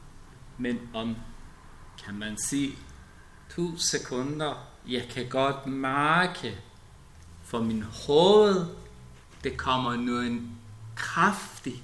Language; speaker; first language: Danish; non-native, learner; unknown